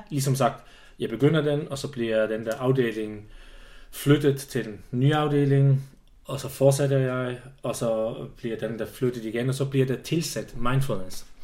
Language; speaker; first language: Danish; non-native, fluent; Swiss German